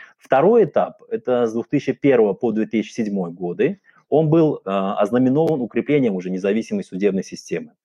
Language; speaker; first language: Russian; non-native, local second language; Uzbek